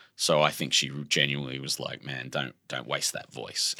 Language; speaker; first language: English; native; English